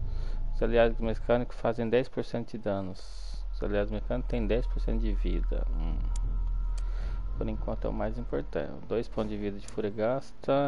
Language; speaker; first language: Portuguese; native; Portuguese